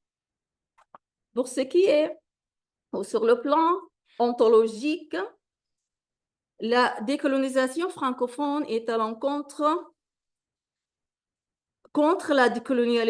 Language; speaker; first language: French; non-native, fluent; Arabic